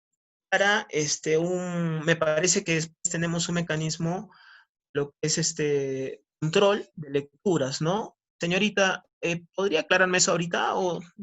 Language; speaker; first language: Spanish; native; Spanish